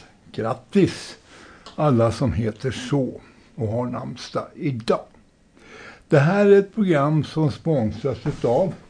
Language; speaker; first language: Swedish; native; Swedish